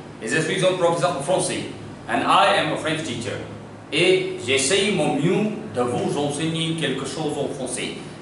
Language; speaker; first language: French; non-native, fluent; Hindi